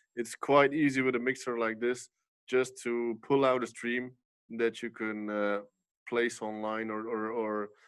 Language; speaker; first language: English; non-native, fluent; Dutch